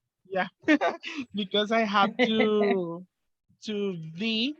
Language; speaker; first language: English; non-native, learner; Spanish